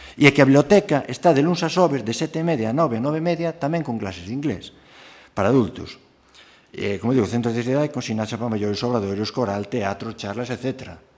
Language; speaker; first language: Galician; non-native, local second language; Spanish